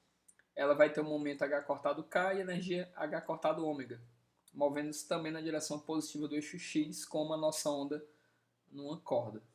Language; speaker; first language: Portuguese; native; Portuguese